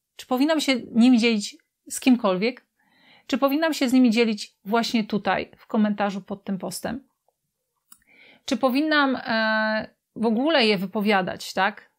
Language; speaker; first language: Polish; native; Polish